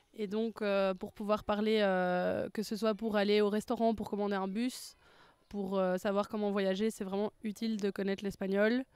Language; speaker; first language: French; native; French